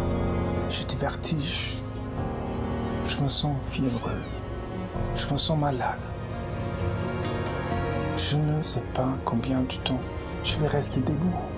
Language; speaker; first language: French; non-native, fluent; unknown